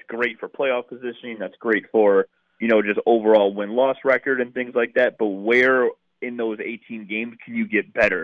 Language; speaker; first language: English; native; English